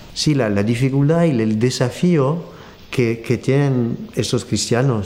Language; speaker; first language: Spanish; non-native, fluent; French